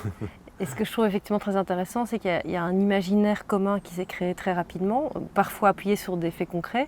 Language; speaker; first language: French; native; French